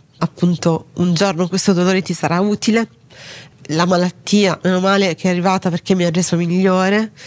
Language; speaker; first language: Italian; native; Italian